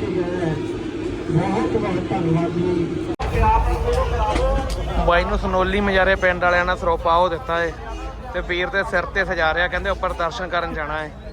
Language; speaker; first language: Punjabi; native; Punjabi